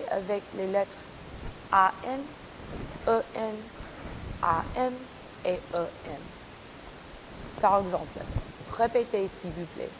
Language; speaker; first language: French; non-native, learner; English